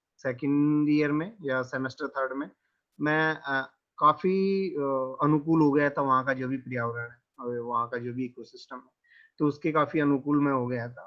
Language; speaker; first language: Hindi; native; Hindi